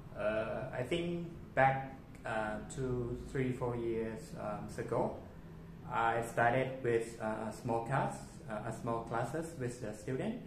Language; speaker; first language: English; non-native, fluent; Thai